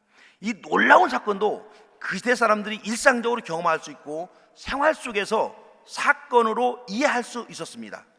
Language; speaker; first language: Korean; native; Korean